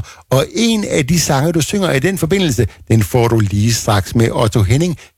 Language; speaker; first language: Danish; native; Danish